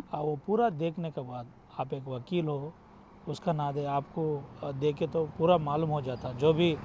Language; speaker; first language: Hindi; non-native, local second language; Telugu